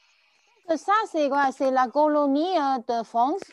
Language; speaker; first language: French; non-native, learner; Chinese